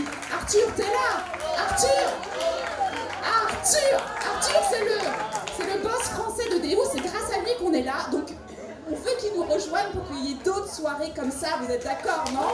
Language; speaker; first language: French; native; French